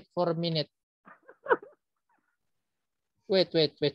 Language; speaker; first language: English; non-native, learner; Indonesian